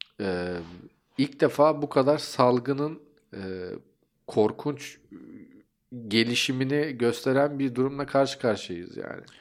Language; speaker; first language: Turkish; native; Turkish